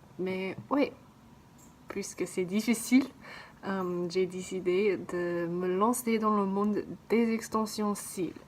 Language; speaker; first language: French; non-native, learner; English